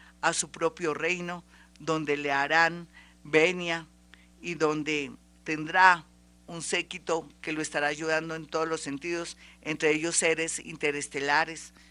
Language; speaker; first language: Spanish; native; Spanish